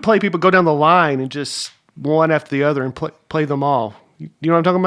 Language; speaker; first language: English; native; English